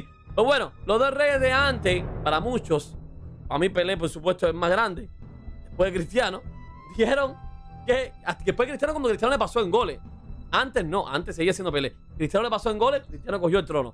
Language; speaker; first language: Spanish; native; Spanish